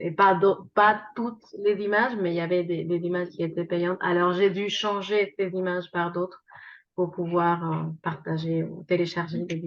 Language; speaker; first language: French; non-native, fluent; Spanish